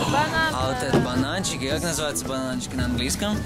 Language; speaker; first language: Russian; native; Russian